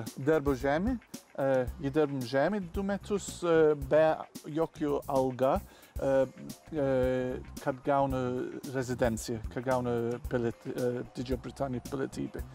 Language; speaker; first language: Lithuanian; non-native, learner; English